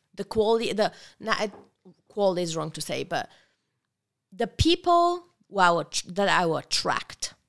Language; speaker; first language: English; non-native, fluent; Bulgarian